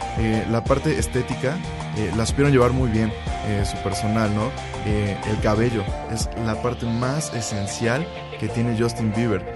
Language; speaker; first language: Spanish; native; Spanish